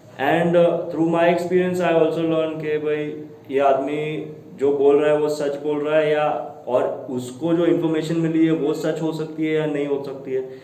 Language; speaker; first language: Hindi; non-native, local second language; Gujarati